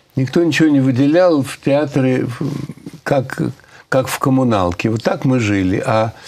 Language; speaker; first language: Russian; native; Russian